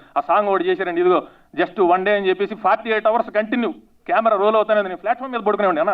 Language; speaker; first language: Telugu; native; Telugu